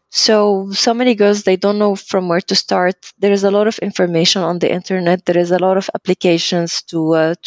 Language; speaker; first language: English; early bilingual, other home language; Arabic